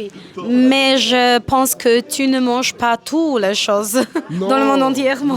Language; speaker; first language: French; non-native, learner; Polish